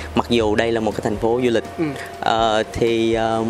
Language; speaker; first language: Vietnamese; native; Vietnamese